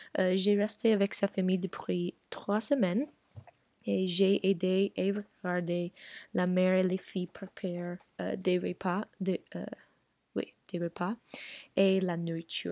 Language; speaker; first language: French; non-native, learner; English